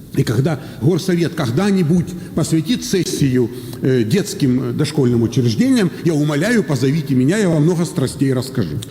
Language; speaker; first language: Russian; native; Russian